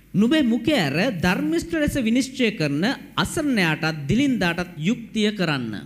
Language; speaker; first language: Sinhala; native; Sinhala